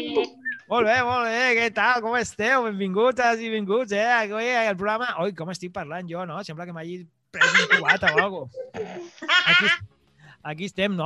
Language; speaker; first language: Catalan; native; Catalan